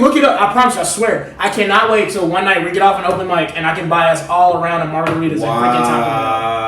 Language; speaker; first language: English; native; English